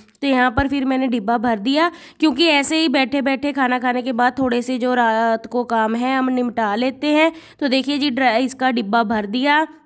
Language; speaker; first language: Hindi; native; Hindi